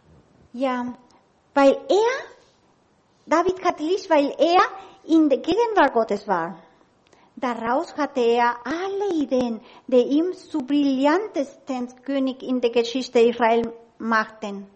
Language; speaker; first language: German; non-native, learner; Spanish